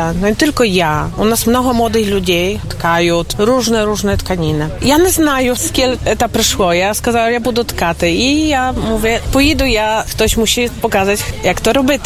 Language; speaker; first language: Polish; non-native, local second language; Ukrainian